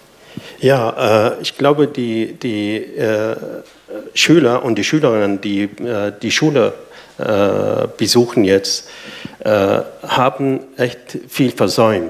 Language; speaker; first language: German; non-native, fluent; Arabic